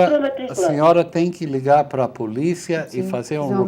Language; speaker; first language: Portuguese; non-native, fluent; Spanish